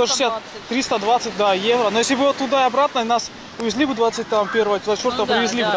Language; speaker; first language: Russian; native; Russian